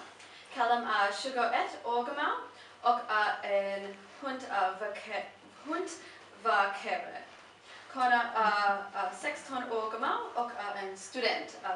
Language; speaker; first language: Swedish; non-native, learner; English